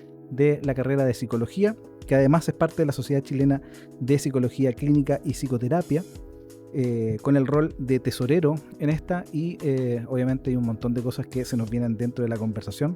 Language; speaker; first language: Spanish; native; Spanish